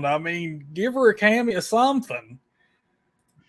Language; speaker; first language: English; native; English